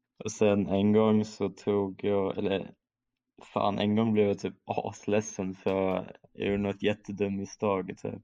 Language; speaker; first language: Swedish; early bilingual, other home language; German